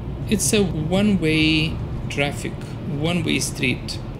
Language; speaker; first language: English; non-native, fluent; Lithuanian